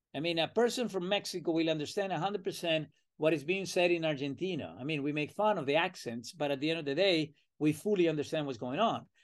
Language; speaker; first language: English; non-native, fluent; Spanish